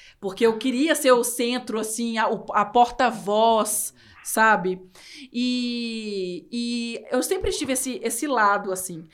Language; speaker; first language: Portuguese; native; Portuguese